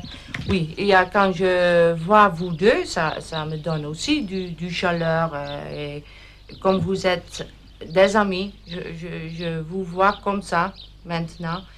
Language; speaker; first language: French; non-native, fluent; German